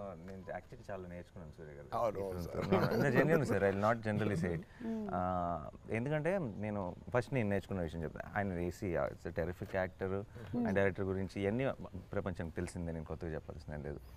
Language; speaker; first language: Telugu; native; Telugu